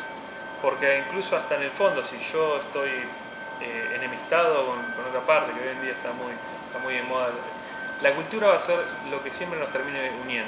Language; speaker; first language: Spanish; native; Spanish